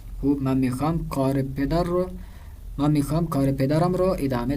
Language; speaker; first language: Persian; non-native, fluent; Urdu